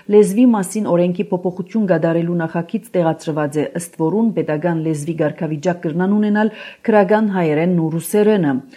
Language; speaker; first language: Armenian; early bilingual, heritage; Armenian